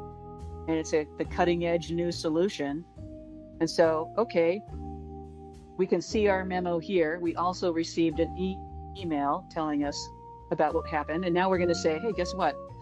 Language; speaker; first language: English; native; English